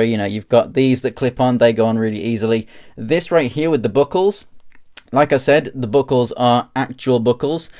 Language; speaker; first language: English; native; English